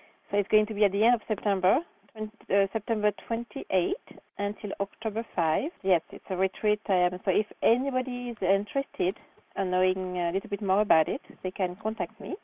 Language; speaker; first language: English; non-native, fluent; French